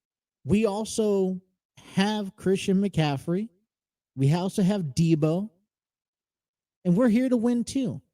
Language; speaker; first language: English; native; English